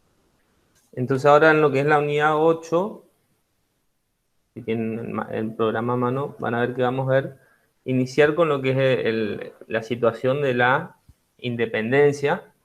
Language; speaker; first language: Spanish; native; Spanish